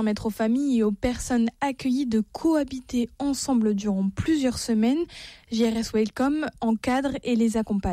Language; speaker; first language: French; native; French